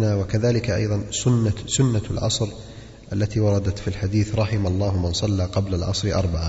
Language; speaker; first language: Arabic; native; Arabic